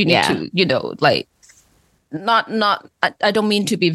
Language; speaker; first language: English; non-native, local second language; Cantonese